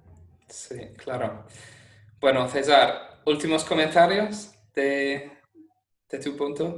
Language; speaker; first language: Spanish; non-native, fluent; English